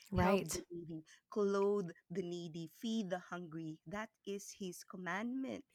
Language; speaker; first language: English; non-native, local second language; Cebuano